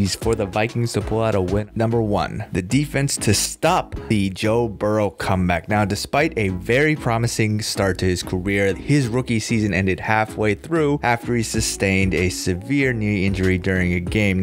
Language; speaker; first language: English; native; English